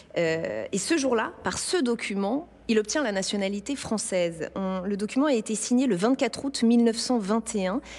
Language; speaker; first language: French; native; French